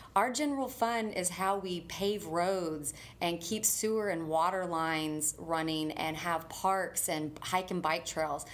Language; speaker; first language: English; native; English